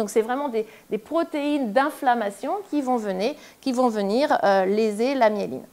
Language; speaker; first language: French; native; French